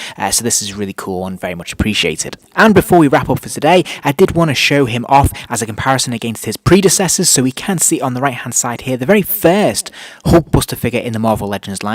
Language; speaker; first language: English; native; English